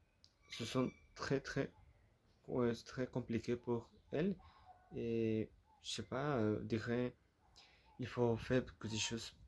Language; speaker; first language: French; non-native, learner; Spanish